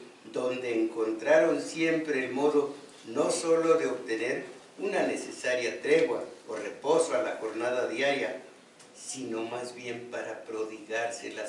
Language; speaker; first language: Spanish; native; Spanish